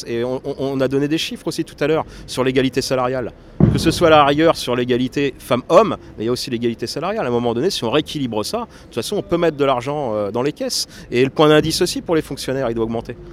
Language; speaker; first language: French; native; French